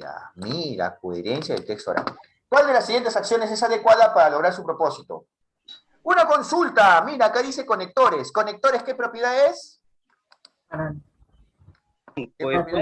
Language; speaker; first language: Spanish; native; Spanish